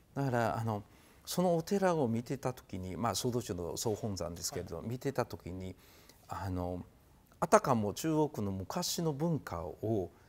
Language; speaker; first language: Japanese; non-native, fluent; Chinese